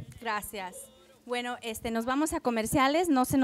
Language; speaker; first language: Spanish; native; Spanish